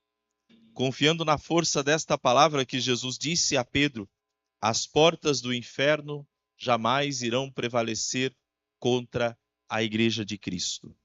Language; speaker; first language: Portuguese; native; Portuguese